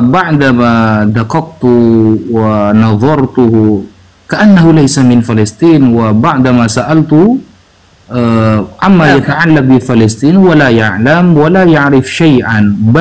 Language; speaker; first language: Arabic; non-native, learner; Indonesian